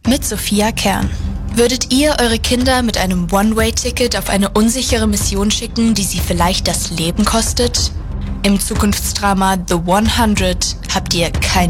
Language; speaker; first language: German; native; German